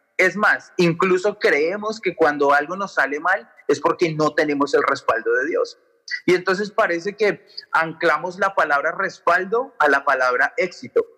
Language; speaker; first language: Spanish; native; Spanish